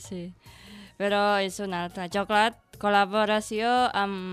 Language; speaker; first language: Catalan; non-native, learner; Indonesian